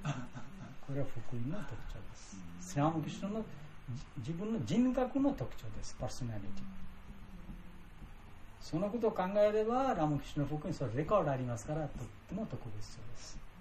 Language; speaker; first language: Japanese; non-native, learner; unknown